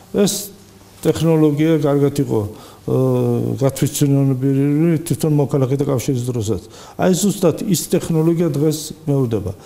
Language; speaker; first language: Georgian; non-native, local second language; Azerbaijani